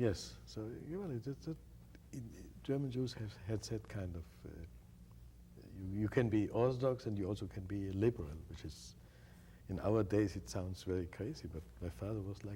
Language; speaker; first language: English; non-native, fluent; German